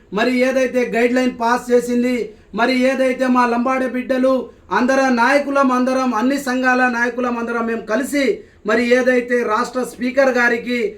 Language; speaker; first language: Telugu; non-native, local second language; Lambadi